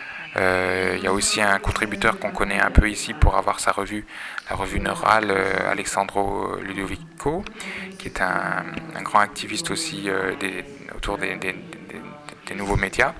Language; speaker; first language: French; native; French